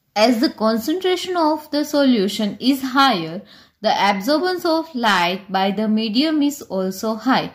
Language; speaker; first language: English; non-native, local second language; Gujarati